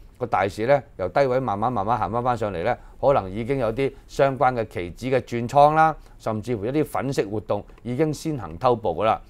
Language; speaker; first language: Cantonese; native; Cantonese